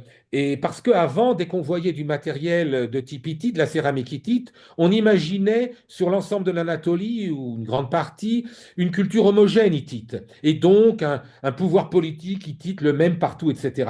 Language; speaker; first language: French; native; French